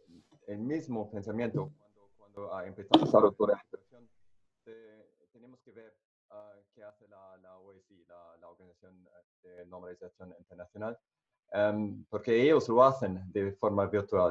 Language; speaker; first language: Spanish; non-native, fluent; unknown